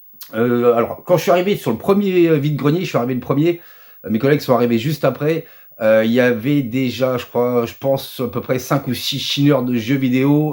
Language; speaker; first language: French; native; French